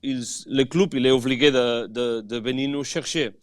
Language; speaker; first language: French; non-native, fluent; Catalan